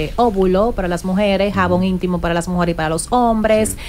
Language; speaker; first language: Spanish; native; Spanish